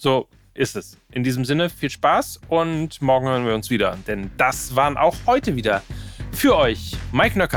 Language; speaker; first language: German; native; German